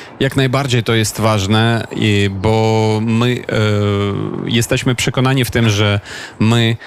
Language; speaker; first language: Polish; non-native, fluent; Ukrainian